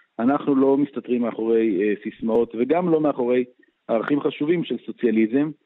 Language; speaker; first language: Hebrew; native; Hebrew